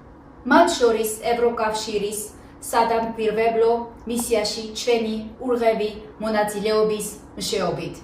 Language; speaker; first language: Georgian; non-native, learner; Dutch